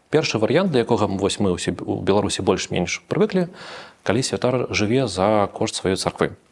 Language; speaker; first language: Belarusian; non-native, local second language; Russian